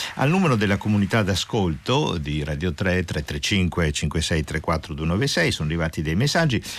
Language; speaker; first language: Italian; native; Italian